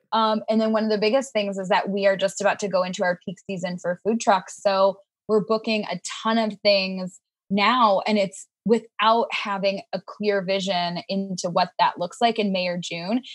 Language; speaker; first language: English; native; English